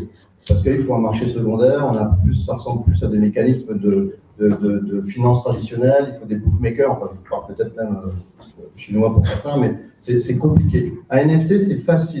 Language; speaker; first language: French; native; French